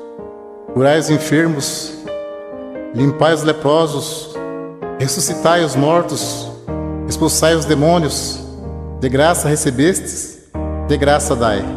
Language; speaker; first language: Portuguese; native; Portuguese